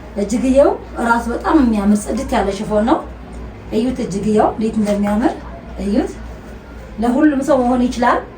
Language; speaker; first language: Amharic; native; Amharic